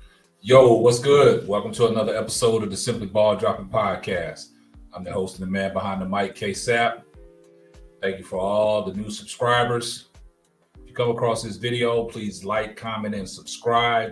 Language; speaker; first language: English; native; English